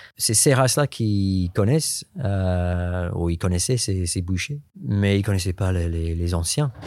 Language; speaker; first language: French; non-native, fluent; English